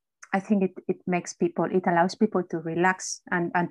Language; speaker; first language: English; non-native, fluent; Spanish